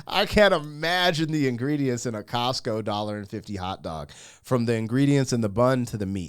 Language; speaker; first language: English; native; English